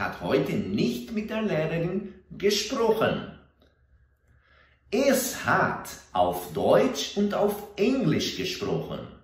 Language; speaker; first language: German; non-native, fluent; Portuguese